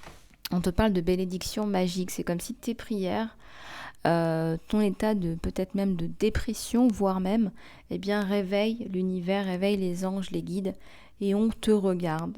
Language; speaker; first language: French; native; French